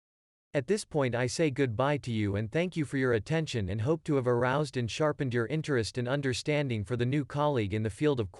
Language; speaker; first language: English; non-native, fluent; German